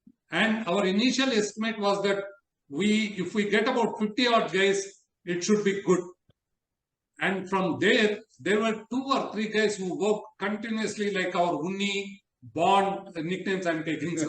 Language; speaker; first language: English; non-native, local second language; Telugu